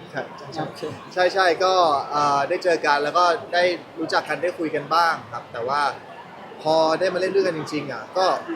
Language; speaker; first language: Thai; native; Thai